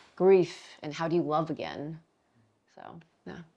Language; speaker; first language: English; native; English